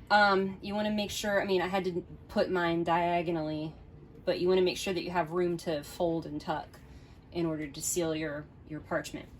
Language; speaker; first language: English; native; English